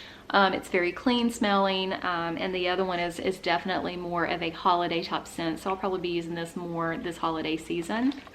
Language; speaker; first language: English; native; English